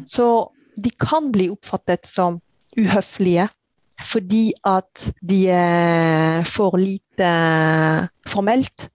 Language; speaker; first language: Norwegian; non-native, fluent; French